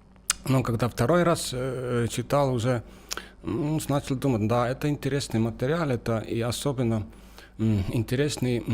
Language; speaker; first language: Russian; non-native, fluent; Estonian